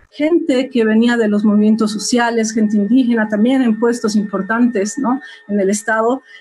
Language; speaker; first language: Spanish; native; Spanish